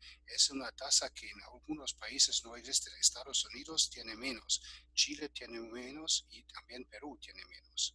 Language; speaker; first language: Spanish; non-native, fluent; German